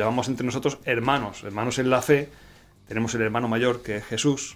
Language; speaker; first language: Spanish; native; Spanish